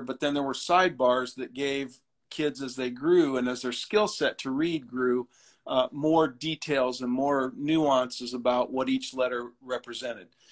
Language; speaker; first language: English; native; English